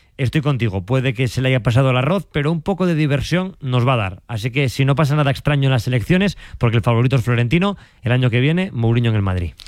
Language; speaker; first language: Spanish; native; Spanish